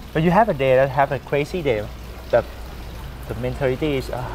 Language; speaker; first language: English; non-native, learner; Thai